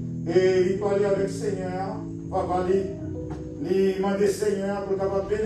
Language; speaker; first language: French; native; French